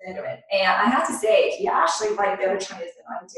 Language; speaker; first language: English; non-native, fluent; Chinese